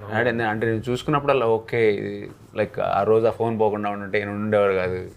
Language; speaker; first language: Telugu; native; Telugu